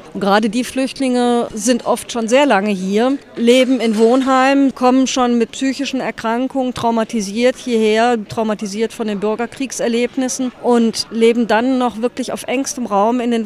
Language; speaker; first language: German; native; German